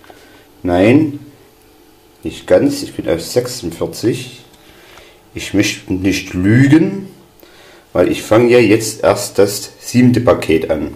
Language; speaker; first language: German; native; German